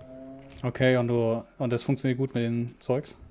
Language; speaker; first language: German; native; German